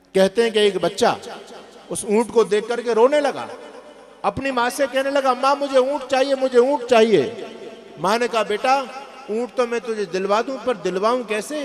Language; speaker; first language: Hindi; native; Hindi